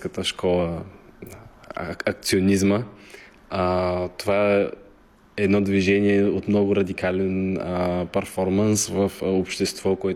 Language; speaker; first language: Bulgarian; native; Bulgarian